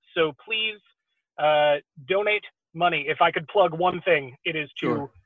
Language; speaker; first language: English; native; English